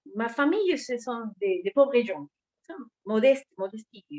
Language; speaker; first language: French; non-native, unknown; Spanish